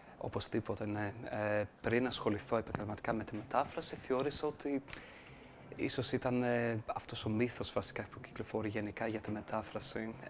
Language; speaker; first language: Greek; non-native, fluent; English